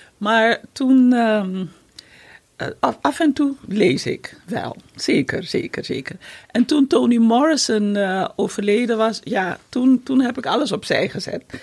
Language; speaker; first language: Dutch; native; Dutch